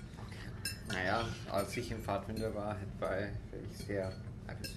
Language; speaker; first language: German; non-native, fluent; English